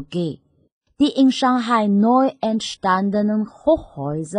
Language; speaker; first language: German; non-native, fluent; Chinese